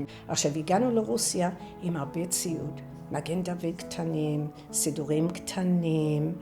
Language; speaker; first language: Hebrew; non-native, fluent; English